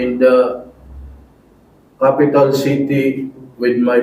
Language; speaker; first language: English; non-native, learner; Filipino